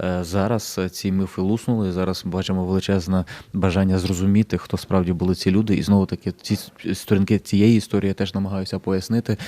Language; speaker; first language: Ukrainian; native; Ukrainian